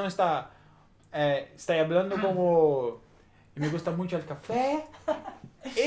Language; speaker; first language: Spanish; non-native, learner; Portuguese